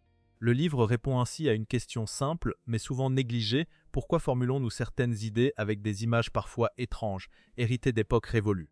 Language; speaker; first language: French; native; French